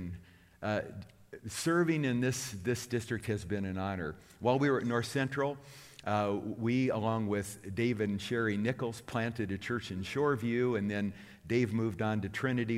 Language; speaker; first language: English; native; English